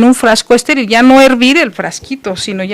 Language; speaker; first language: Spanish; native; Spanish